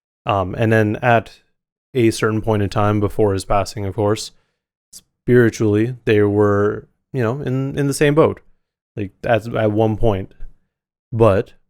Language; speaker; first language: English; native; English